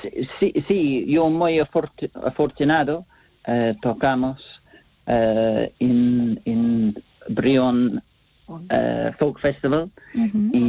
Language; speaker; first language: Spanish; non-native, learner; English